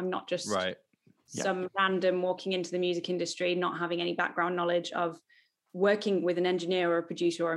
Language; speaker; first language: English; native; English